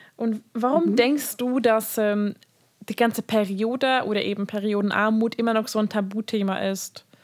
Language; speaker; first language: German; non-native, fluent; Hungarian